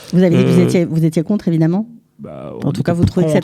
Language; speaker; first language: French; native; French